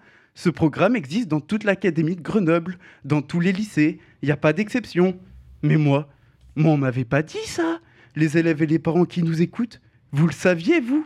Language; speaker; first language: French; native; French